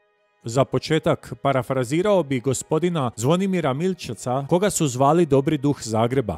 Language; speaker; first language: Croatian; native; Croatian